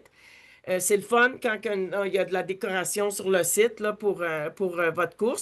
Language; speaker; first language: French; native; French